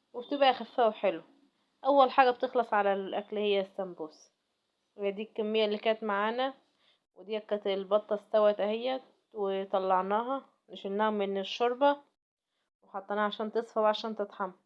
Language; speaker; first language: Arabic; native; Arabic